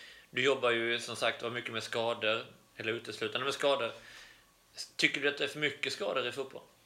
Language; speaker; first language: Swedish; native; Swedish